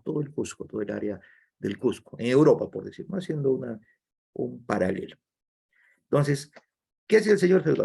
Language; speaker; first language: Spanish; native; Spanish